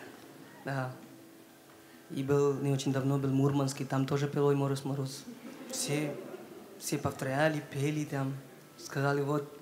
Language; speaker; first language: Russian; non-native, learner; Hindi